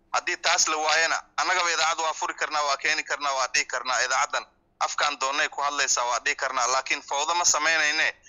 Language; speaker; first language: Somali; non-native, local second language; Swahili